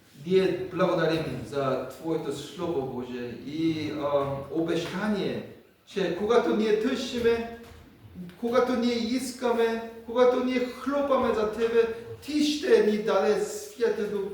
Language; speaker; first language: Bulgarian; non-native, learner; Korean